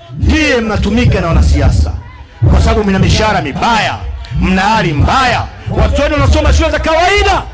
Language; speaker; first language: Swahili; native; Swahili